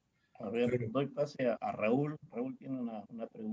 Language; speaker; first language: Spanish; native; Spanish